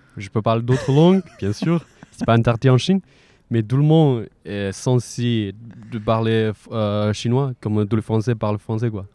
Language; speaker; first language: French; non-native, fluent; Chinese